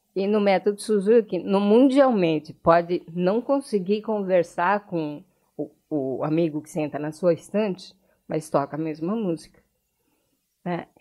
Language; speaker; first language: Portuguese; non-native, fluent; Japanese